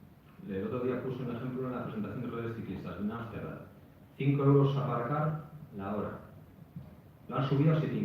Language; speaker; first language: Spanish; native; Spanish